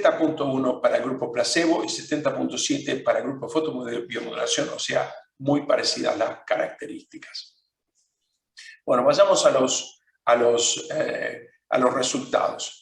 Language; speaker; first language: Spanish; non-native, fluent; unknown